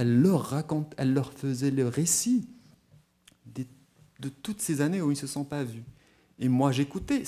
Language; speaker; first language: French; non-native, local second language; Arabic